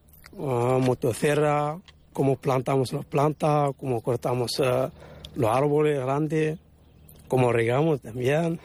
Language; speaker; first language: Spanish; non-native, local second language; Arabic